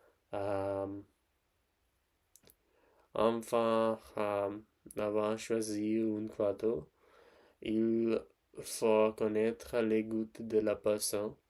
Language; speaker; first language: French; non-native, learner; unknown